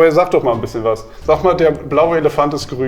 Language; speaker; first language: German; native; German